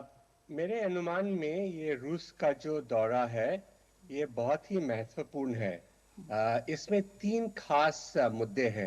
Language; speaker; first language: Hindi; native; Hindi